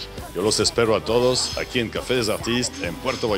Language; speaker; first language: Spanish; non-native, fluent; French